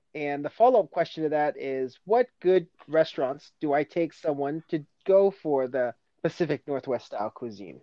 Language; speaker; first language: English; native; English